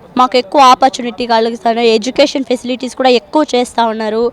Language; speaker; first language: Telugu; native; Telugu